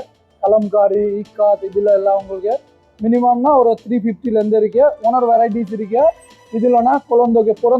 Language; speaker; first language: Tamil; non-native, fluent; Hindi